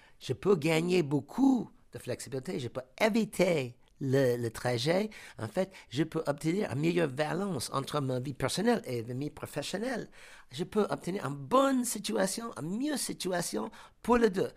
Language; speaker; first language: French; non-native, fluent; English